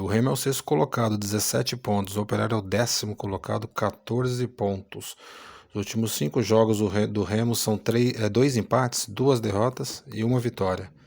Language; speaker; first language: Portuguese; native; Portuguese